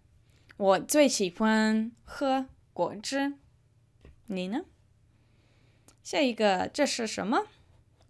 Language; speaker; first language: Chinese; non-native, fluent; English